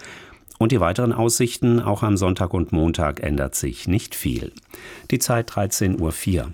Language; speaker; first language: German; native; German